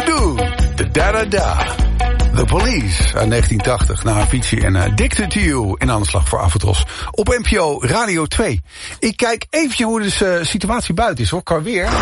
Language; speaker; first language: Dutch; native; Dutch